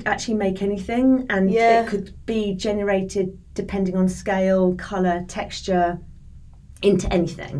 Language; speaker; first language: English; native; English